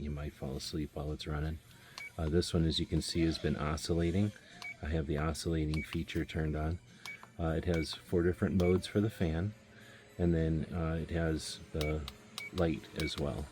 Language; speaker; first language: English; native; English